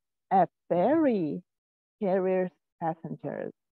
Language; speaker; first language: English; non-native, fluent; Ukrainian